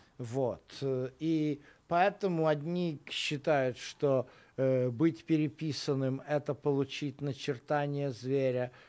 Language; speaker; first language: Russian; native; Russian